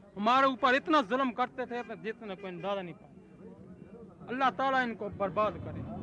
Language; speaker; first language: Urdu; non-native, local second language; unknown